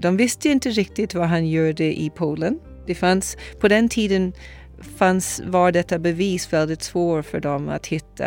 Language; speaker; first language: Swedish; non-native, fluent; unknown